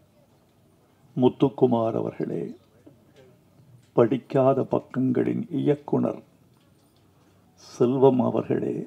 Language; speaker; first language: Tamil; native; Tamil